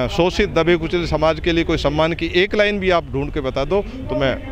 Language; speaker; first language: Hindi; native; Hindi